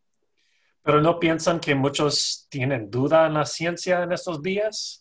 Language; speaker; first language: Spanish; non-native, fluent; English